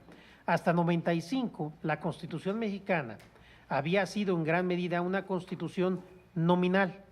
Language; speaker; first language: Spanish; native; Spanish